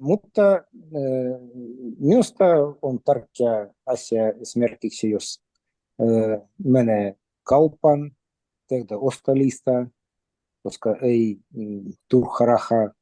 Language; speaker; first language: Finnish; non-native, learner; Russian